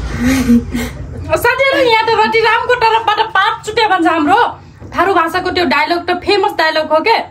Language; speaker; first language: Nepali; non-native, local second language; Dangaura Tharu